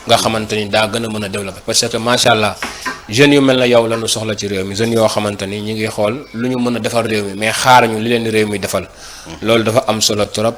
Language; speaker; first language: Wolof; native; Wolof